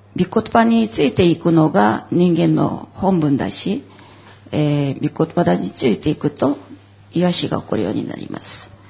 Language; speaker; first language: Japanese; non-native, fluent; Korean